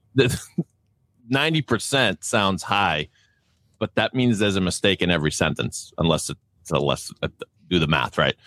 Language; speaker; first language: English; native; English